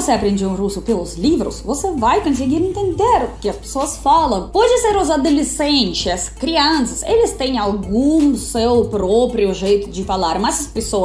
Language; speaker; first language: Portuguese; non-native, fluent; Russian